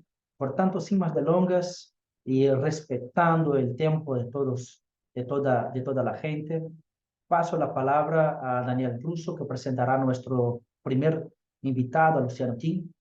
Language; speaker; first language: Spanish; non-native, fluent; Portuguese